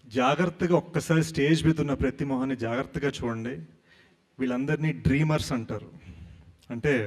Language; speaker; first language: Telugu; native; Telugu